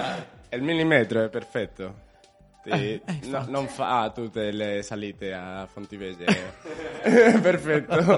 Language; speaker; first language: Italian; non-native, learner; Spanish